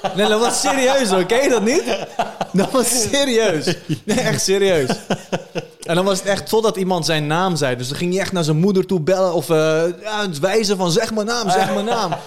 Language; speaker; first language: Dutch; early bilingual, other home language; Turkish